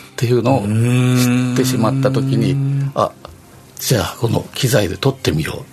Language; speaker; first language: Japanese; native; Japanese